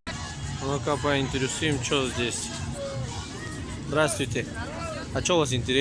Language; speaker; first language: Russian; non-native, local second language; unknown